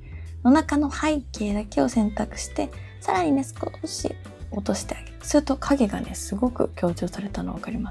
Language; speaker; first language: Japanese; native; Japanese